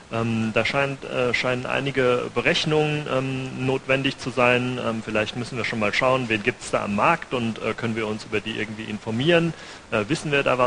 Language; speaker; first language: German; native; German